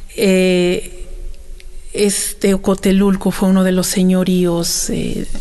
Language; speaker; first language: Spanish; native; Spanish